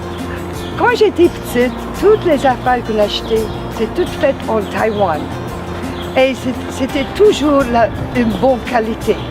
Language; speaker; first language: French; non-native, fluent; Italian